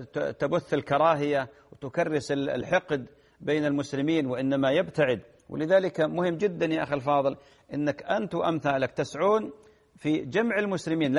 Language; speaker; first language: Arabic; native; Arabic